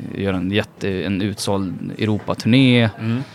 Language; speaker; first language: Swedish; native; Swedish